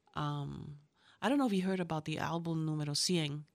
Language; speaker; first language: English; early bilingual, other home language; Spanish